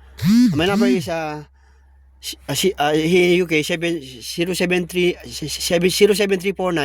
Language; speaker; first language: English; non-native, local second language; Filipino